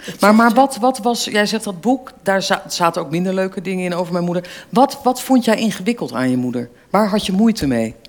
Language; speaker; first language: Dutch; native; Dutch